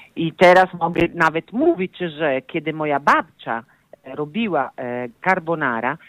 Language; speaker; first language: Polish; non-native, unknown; Italian